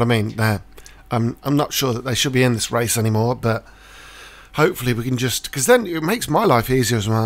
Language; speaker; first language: English; native; English